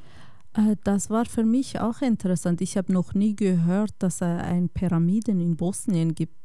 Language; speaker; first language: German; non-native, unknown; Kurdish